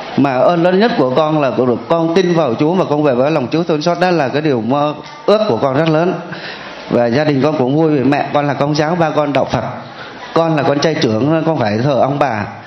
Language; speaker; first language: Vietnamese; native; Vietnamese